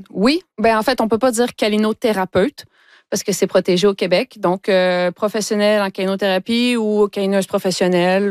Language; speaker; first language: French; native; French